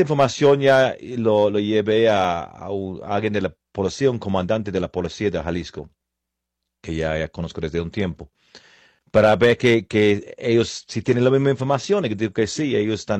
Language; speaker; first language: Spanish; non-native, fluent; English